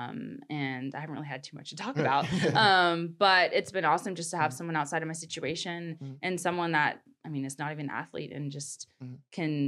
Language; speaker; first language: English; native; English